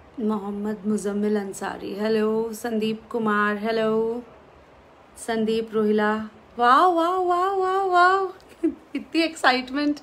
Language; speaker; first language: Hindi; native; Hindi